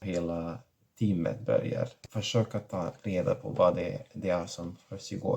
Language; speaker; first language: Swedish; non-native, fluent; Catalan